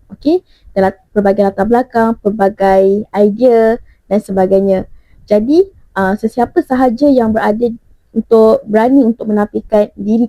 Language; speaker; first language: Malay; native; Malay